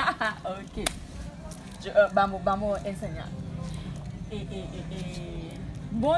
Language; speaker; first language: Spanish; non-native, fluent; Haitian Creole